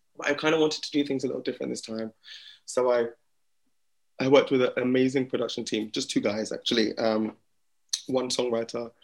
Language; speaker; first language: English; native; English